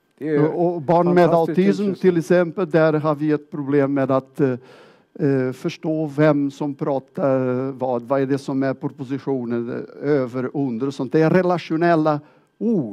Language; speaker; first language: Swedish; non-native, fluent; Portuguese